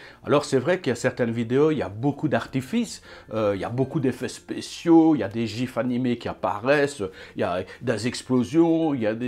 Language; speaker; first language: French; native; French